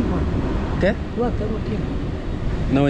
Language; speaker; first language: Spanish; non-native, learner; Dutch